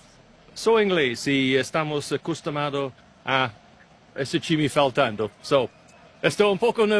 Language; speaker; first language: Portuguese; non-native, learner; English